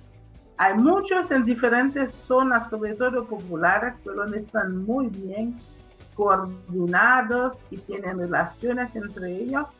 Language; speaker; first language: Spanish; non-native, fluent; Haitian Creole